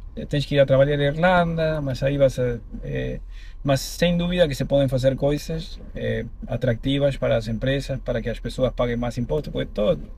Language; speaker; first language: Portuguese; non-native, fluent; Spanish